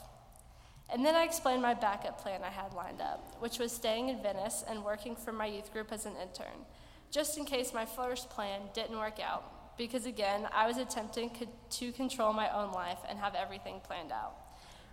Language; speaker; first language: English; native; English